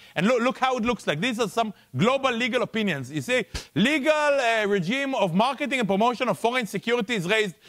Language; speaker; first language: English; non-native, fluent; Hebrew